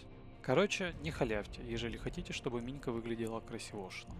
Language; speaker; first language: Russian; native; Russian